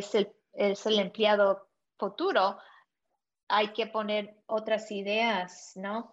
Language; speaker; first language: Spanish; early bilingual, heritage; English